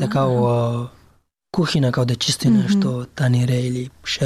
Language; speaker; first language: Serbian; non-native, learner; Pashto